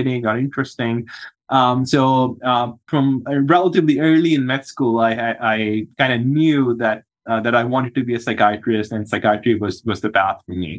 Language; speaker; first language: English; non-native, local second language; Urdu